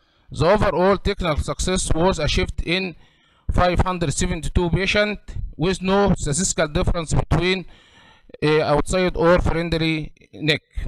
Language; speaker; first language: English; non-native, fluent; Arabic